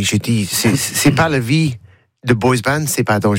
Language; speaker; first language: French; non-native, learner; English